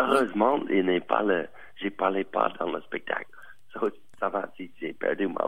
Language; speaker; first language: French; non-native, learner; English